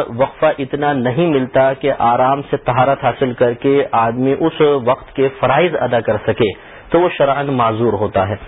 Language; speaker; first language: Urdu; native; Urdu